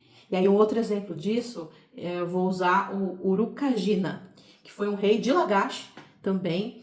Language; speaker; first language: Portuguese; native; Portuguese